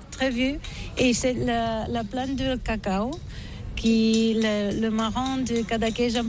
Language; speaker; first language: French; non-native, learner; Catalan